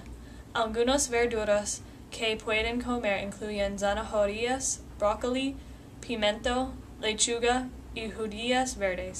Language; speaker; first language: Spanish; non-native, learner; English